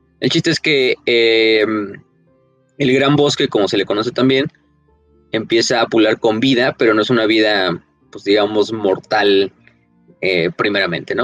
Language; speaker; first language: Spanish; native; Spanish